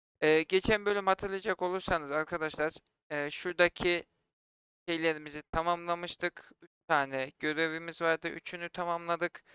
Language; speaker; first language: Turkish; native; Turkish